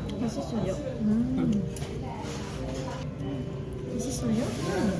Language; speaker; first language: Korean; non-native, learner; Vietnamese